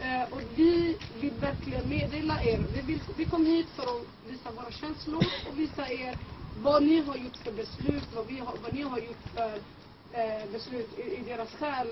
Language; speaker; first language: Swedish; non-native, fluent; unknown